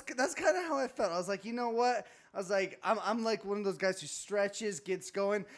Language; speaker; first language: English; native; English